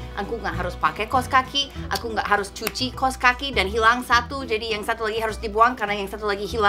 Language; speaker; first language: Indonesian; non-native, fluent; English